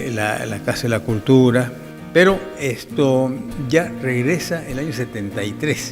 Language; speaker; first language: Spanish; native; Spanish